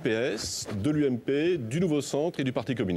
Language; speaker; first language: French; native; French